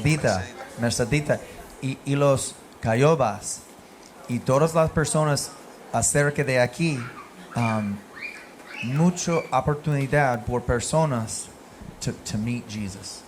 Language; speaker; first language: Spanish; non-native, learner; English